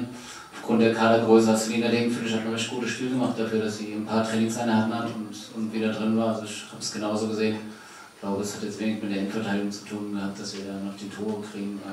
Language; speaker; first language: German; native; German